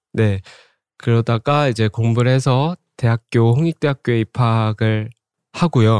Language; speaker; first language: Korean; native; Korean